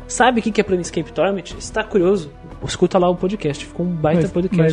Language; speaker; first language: Portuguese; native; Portuguese